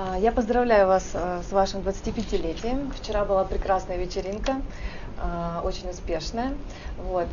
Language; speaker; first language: Russian; native; Russian